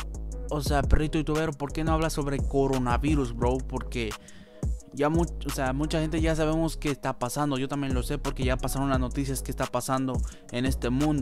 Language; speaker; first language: Spanish; native; Spanish